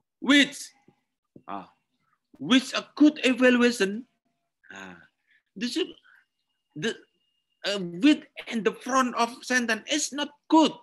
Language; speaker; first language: English; non-native, learner; Indonesian